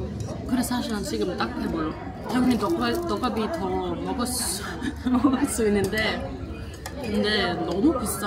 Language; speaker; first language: Korean; non-native, learner; German